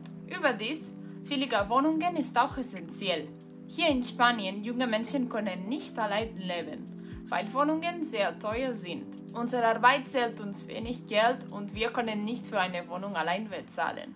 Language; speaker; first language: German; non-native, learner; Spanish